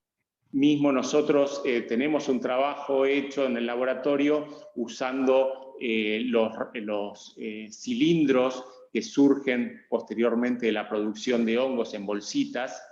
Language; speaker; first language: Spanish; native; Spanish